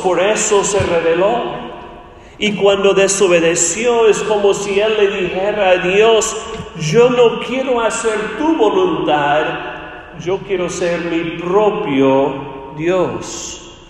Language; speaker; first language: Spanish; non-native, fluent; English